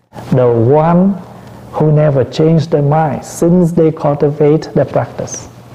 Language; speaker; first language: English; non-native, learner; Vietnamese